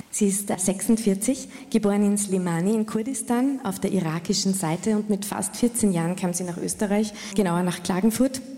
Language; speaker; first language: German; native; German